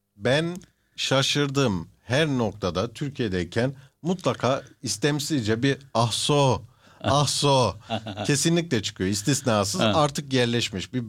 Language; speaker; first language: Turkish; early bilingual, heritage; Turkish